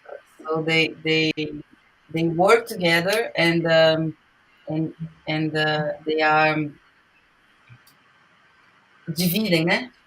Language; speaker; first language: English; non-native, learner; Portuguese